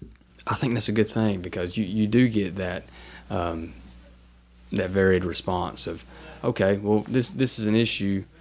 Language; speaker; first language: English; native; English